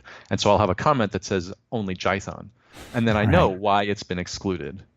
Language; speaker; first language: English; native; English